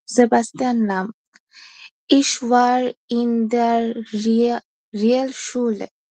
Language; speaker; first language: German; non-native, learner; Bangla